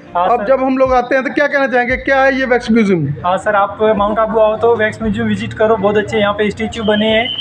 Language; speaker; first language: Hindi; non-native, local second language; Punjabi